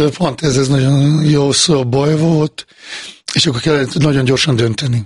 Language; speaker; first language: Hungarian; non-native, fluent; Bosnian